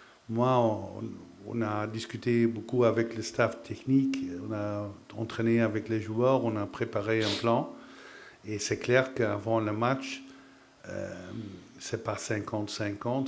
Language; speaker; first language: French; non-native, fluent; Dutch